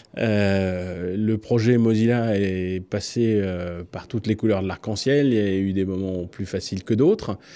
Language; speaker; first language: French; native; French